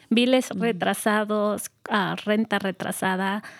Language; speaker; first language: Spanish; native; Spanish